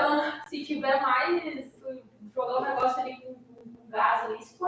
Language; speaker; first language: Portuguese; native; Portuguese